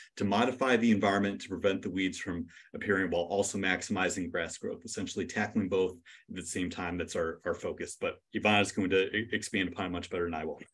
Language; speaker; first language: English; native; English